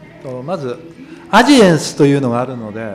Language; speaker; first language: Japanese; native; Japanese